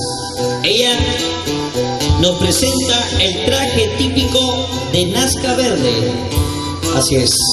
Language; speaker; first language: Spanish; native; Spanish